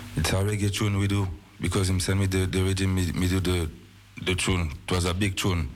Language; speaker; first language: English; non-native, learner; French